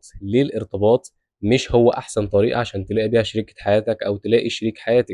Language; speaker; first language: Arabic; native; Arabic